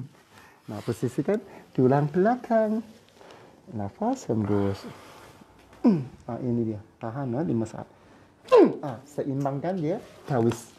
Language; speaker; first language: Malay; non-native, local second language; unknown